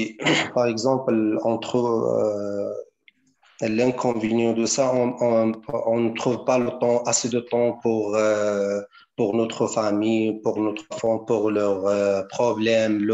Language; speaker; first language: French; non-native, learner; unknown